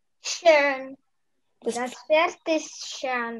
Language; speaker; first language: German; non-native, learner; Russian